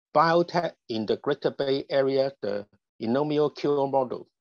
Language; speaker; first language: English; non-native, local second language; Cantonese